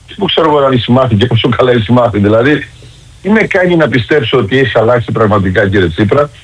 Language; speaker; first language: Greek; native; Greek